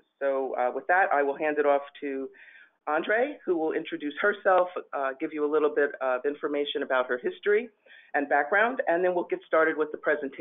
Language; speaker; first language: English; native; English